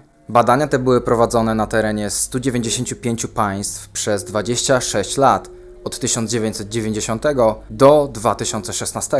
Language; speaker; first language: Polish; native; Polish